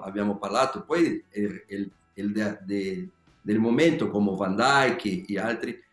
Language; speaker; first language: Italian; non-native, learner; Spanish